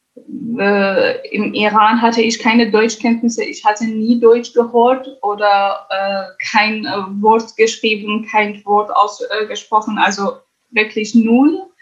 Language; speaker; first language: German; non-native, fluent; Kurdish